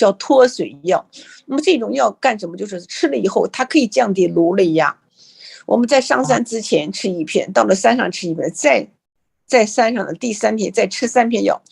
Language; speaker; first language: Chinese; native; Chinese